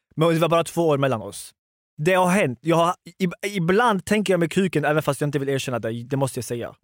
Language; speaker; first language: Swedish; early bilingual, other home language; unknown